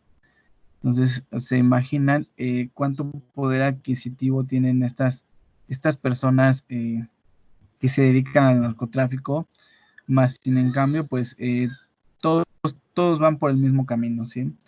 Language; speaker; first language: Spanish; native; Spanish